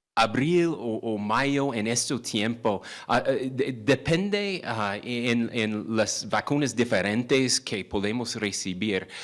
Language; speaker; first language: Spanish; non-native, fluent; English